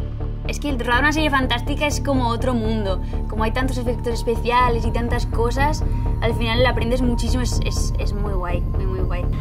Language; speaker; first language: Spanish; native; Spanish